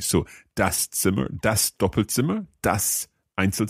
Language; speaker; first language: German; non-native, learner; English